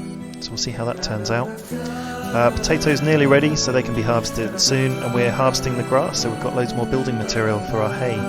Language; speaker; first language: English; native; English